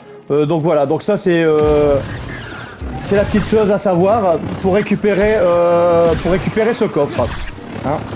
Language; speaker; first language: French; native; French